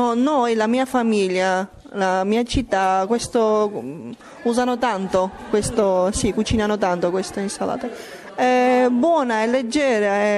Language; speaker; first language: Italian; non-native, learner; Armenian